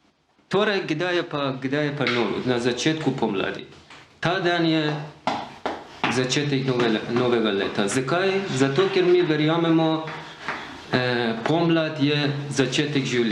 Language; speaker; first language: Slovenian; non-native, learner; Persian